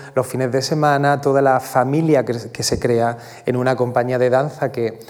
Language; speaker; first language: Spanish; native; Spanish